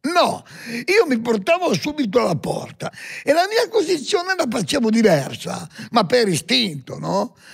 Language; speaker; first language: Italian; native; Italian